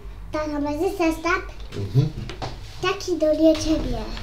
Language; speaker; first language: Polish; early bilingual, heritage; Polish